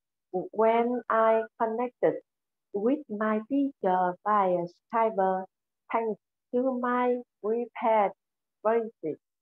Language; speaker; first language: English; non-native, learner; Vietnamese